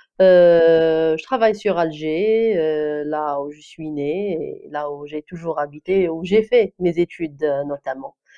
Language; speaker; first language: French; non-native, local second language; Kabyle